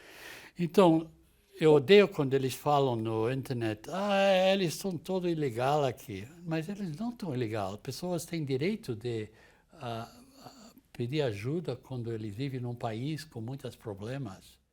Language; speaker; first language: Portuguese; non-native, fluent; English